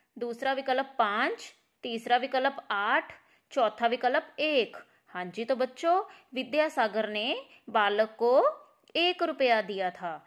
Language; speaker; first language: Hindi; non-native, local second language; Punjabi